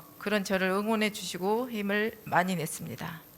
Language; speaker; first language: Korean; native; Korean